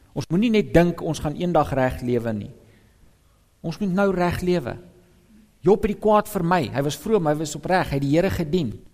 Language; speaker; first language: Afrikaans; non-native, local second language; English